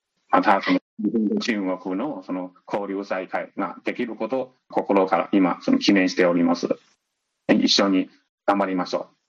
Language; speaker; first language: Japanese; non-native, fluent; Chinese